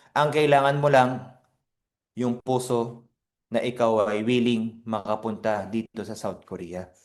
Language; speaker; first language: Filipino; non-native, fluent; Korean